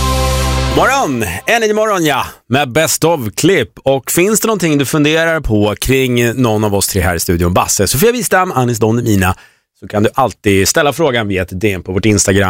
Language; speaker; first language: Swedish; native; Swedish